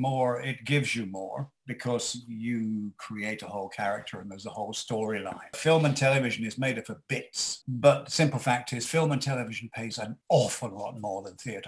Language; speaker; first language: English; native; English